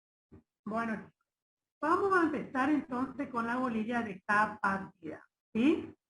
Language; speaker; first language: Spanish; native; Spanish